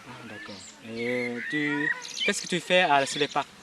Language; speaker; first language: French; non-native, learner; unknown